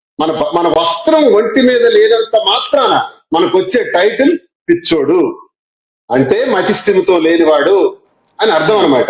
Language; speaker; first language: Telugu; native; Telugu